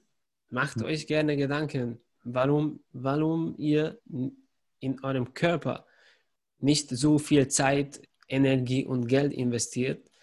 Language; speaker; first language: German; non-native, fluent; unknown